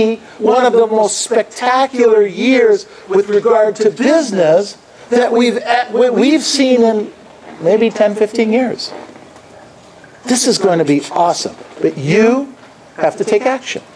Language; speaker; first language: English; native; English